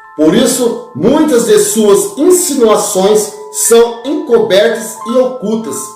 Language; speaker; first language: Portuguese; native; Portuguese